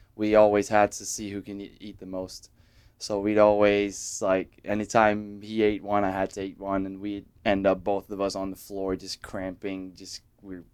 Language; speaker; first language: English; non-native, fluent; Danish